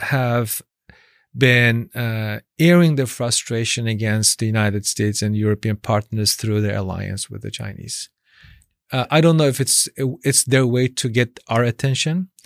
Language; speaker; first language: English; non-native, fluent; Chinese